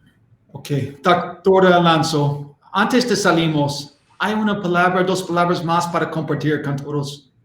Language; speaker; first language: Spanish; non-native, learner; English